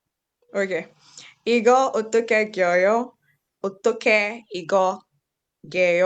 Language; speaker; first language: Korean; non-native, learner; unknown